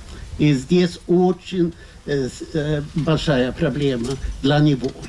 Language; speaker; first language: Russian; non-native, fluent; Swedish